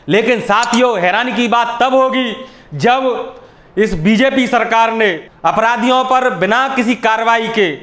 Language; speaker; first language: Hindi; native; Hindi